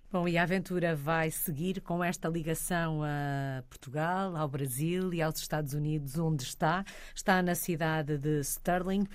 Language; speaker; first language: Portuguese; native; Portuguese